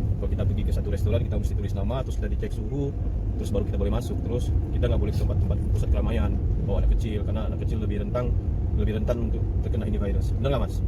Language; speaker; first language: Indonesian; native; Indonesian